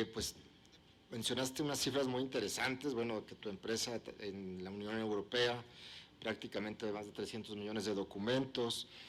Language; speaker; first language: Spanish; native; Spanish